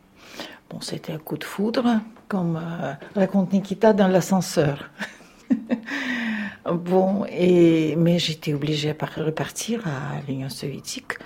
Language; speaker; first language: French; non-native, fluent; Russian